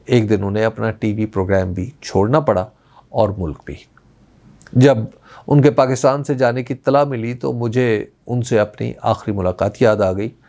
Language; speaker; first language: Urdu; non-native, local second language; Punjabi